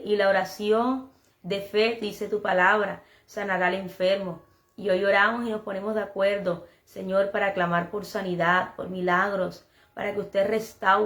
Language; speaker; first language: Spanish; native; Spanish